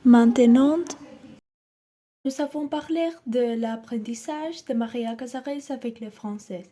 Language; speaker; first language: French; non-native, learner; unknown